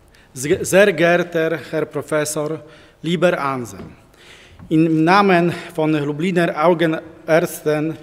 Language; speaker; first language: German; non-native, fluent; Polish